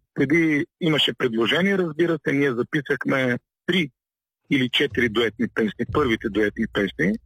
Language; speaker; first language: Bulgarian; native; Bulgarian